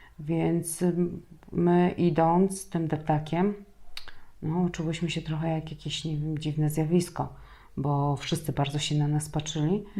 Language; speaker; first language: Polish; native; Polish